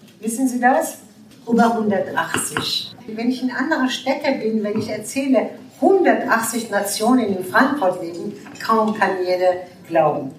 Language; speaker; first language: German; non-native, fluent; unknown